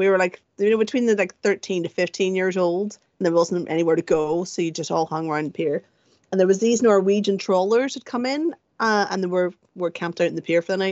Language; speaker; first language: English; native; English